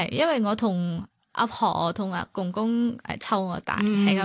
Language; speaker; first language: Cantonese; non-native, learner; Thai